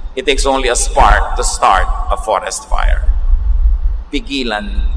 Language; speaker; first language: English; non-native, local second language; Filipino